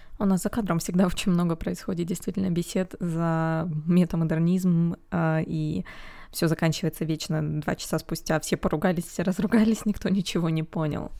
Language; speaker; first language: Russian; native; Russian